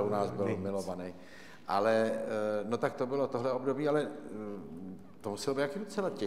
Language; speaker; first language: Czech; native; Czech